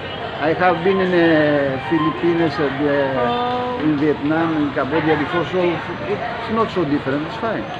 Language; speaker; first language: English; non-native, fluent; Greek